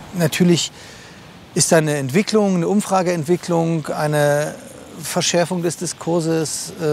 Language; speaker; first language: German; native; German